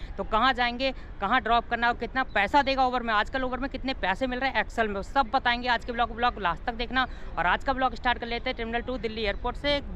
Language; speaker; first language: Hindi; native; Hindi